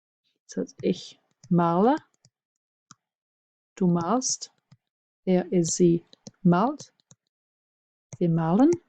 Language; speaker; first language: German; non-native, fluent; English